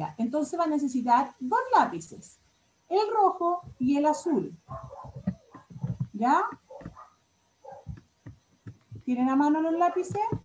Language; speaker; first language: Spanish; native; Spanish